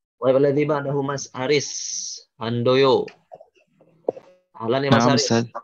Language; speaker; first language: Arabic; non-native, fluent; Indonesian